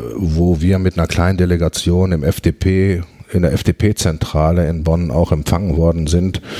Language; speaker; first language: German; native; German